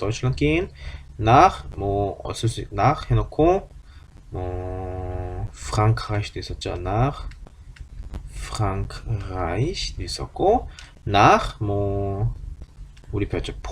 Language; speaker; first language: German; non-native, fluent; Korean